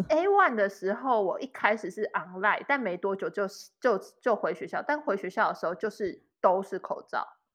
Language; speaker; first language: Chinese; native; Chinese